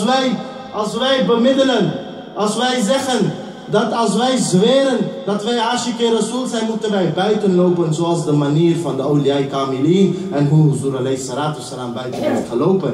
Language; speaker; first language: Dutch; early bilingual, heritage; Urdu